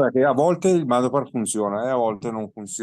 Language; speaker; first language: Italian; native; Italian